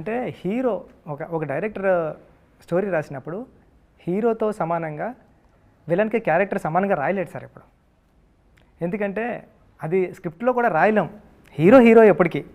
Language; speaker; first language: Telugu; native; Telugu